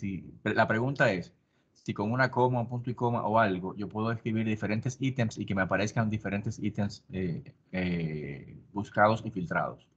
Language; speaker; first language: Spanish; native; Spanish